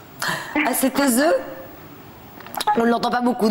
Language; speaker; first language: French; native; French